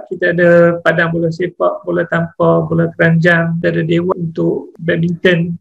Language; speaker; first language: Malay; native; Malay